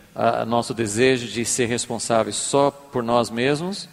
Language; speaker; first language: Portuguese; native; Portuguese